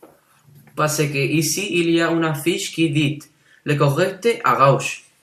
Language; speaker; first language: French; non-native, learner; Spanish